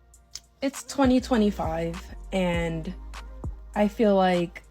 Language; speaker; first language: English; native; English